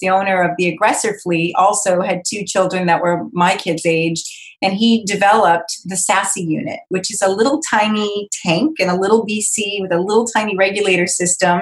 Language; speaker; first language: English; native; English